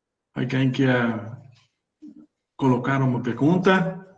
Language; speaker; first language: Portuguese; non-native, fluent; German